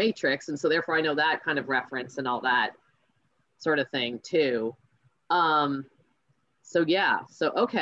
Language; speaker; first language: English; native; English